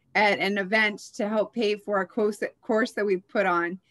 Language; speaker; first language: English; native; English